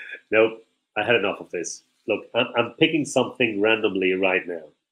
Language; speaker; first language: English; non-native, fluent; Spanish